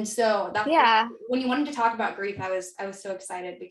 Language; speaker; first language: English; native; English